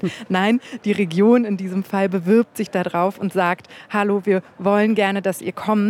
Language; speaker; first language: German; native; German